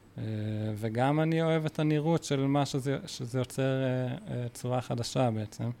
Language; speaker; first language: Hebrew; native; Hebrew